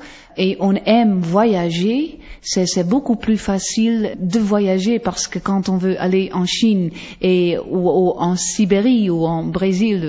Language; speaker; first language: French; non-native, fluent; Western Frisian